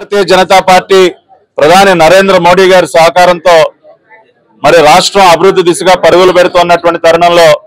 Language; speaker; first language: Telugu; native; Telugu